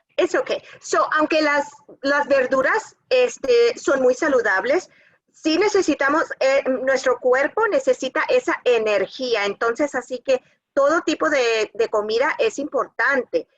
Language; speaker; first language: Spanish; early bilingual, other home language; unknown